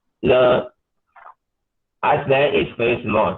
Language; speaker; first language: English; non-native, learner; Chinese